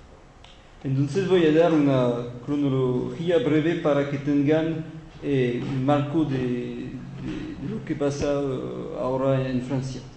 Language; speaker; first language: Spanish; non-native, fluent; French